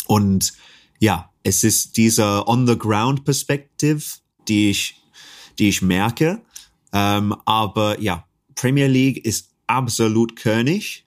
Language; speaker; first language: German; non-native, fluent; English